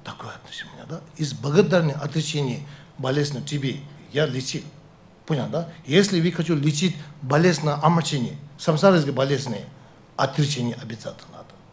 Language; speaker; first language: Russian; non-native, learner; Tibetan